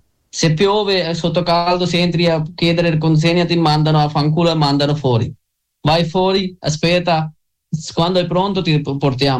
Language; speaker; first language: Italian; non-native, learner; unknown